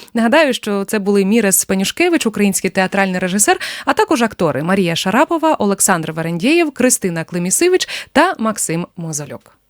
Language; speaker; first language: Ukrainian; native; Ukrainian